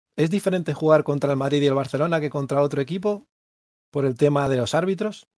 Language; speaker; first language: Spanish; native; Spanish